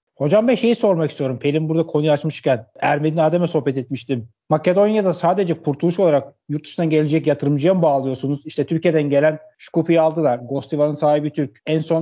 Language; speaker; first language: Turkish; native; Turkish